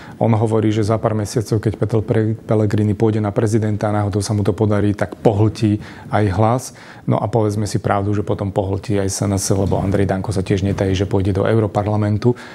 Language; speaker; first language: Slovak; native; Slovak